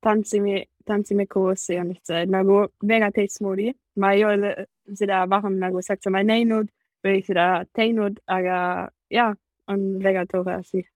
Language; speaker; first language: Estonian; non-native, learner; German